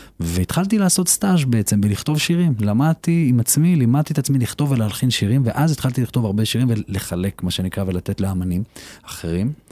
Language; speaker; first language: Hebrew; native; Hebrew